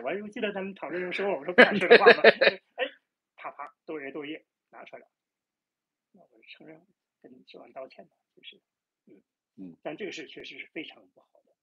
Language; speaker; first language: Chinese; native; Chinese